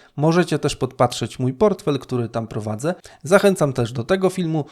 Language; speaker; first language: Polish; native; Polish